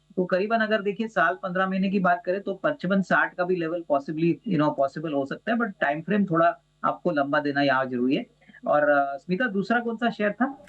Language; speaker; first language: Hindi; native; Hindi